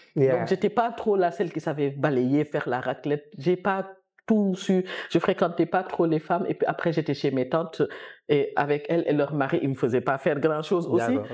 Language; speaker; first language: French; non-native, local second language; Wolof